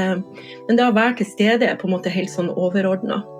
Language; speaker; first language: Norwegian; native; Norwegian